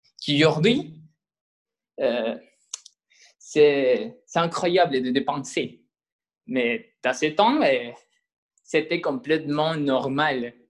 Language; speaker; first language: French; non-native, learner; Spanish